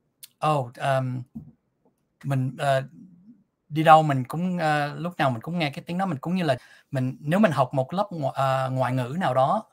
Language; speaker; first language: Vietnamese; early bilingual, other home language; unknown